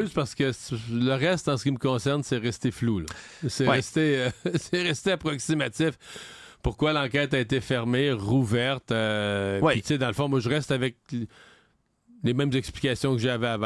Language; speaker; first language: French; native; French